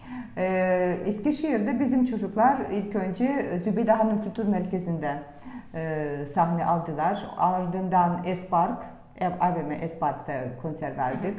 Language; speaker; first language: Turkish; non-native, fluent; Russian